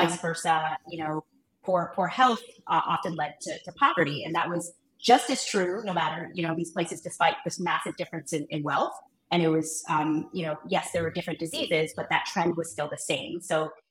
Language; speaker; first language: English; early bilingual, other home language; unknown